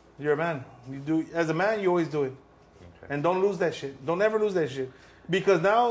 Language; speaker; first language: English; early bilingual, other home language; Spanish